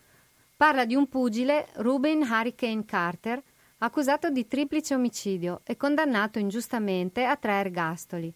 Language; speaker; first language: Italian; native; Italian